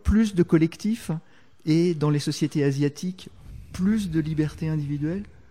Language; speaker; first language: French; native; French